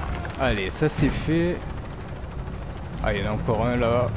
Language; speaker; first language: French; native; French